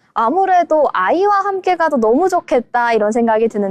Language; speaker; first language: Korean; native; Korean